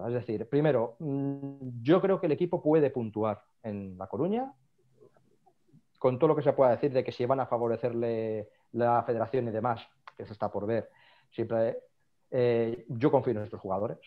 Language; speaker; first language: Spanish; native; Spanish